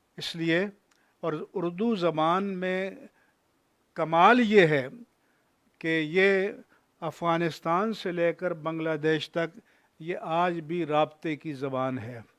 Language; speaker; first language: Urdu; non-native, local second language; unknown